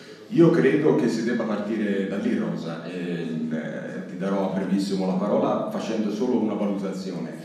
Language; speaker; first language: Italian; native; Italian